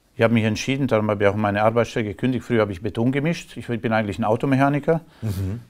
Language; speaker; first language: German; non-native, fluent; Romanian